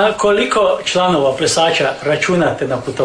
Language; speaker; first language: Serbian; native; Serbian